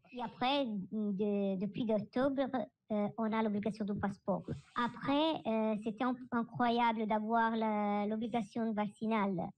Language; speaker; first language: French; non-native, learner; Italian